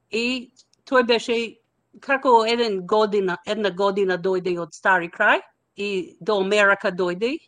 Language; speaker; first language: Macedonian; non-native, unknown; English